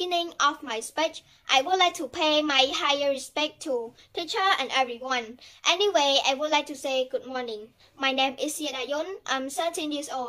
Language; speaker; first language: English; non-native, learner; Khmer